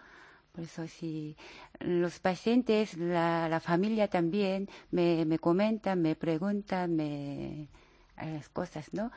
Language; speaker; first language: Spanish; non-native, learner; Korean